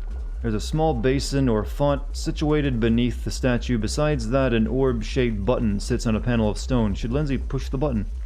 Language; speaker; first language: English; native; English